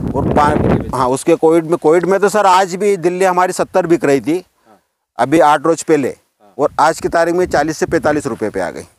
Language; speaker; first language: Hindi; native; Hindi